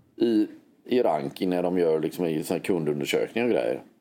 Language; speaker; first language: Swedish; native; Swedish